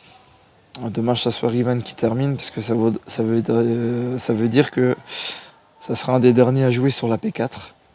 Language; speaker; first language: French; native; French